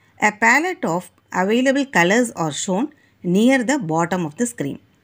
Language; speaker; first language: English; non-native, local second language; Tamil